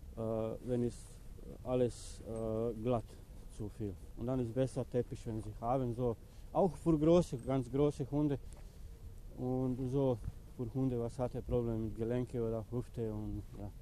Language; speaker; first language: German; non-native, learner; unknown